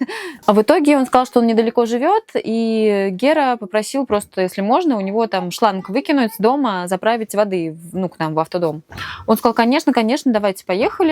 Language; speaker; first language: Russian; native; Russian